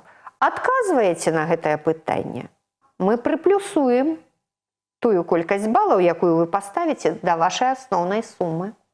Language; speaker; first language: Belarusian; native; Belarusian